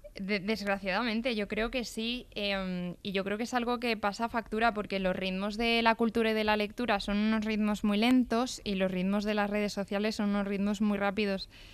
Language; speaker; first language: Spanish; native; Spanish